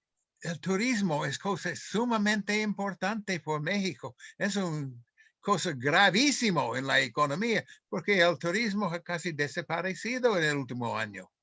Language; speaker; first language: Spanish; non-native, fluent; English